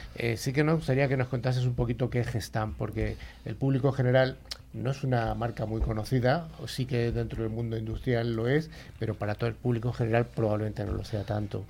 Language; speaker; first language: Spanish; native; Spanish